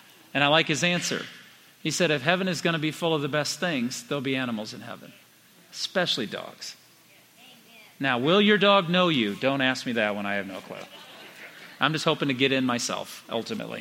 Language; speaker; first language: English; native; English